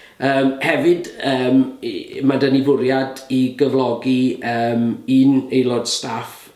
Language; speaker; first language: Welsh; native; Welsh